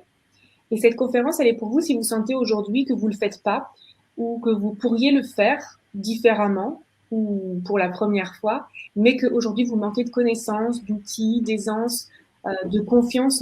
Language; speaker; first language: French; native; French